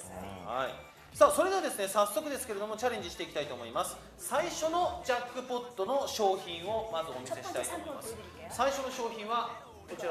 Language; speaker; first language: Japanese; native; Japanese